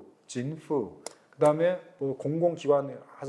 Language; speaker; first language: Korean; native; Korean